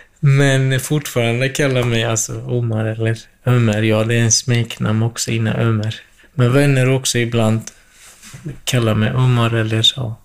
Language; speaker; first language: Swedish; non-native, fluent; Kurdish